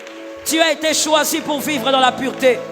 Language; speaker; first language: French; non-native, local second language; Lingala